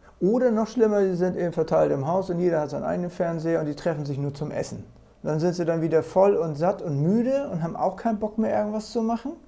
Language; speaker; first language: German; native; German